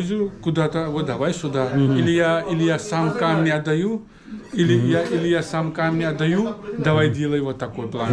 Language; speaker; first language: Russian; non-native, learner; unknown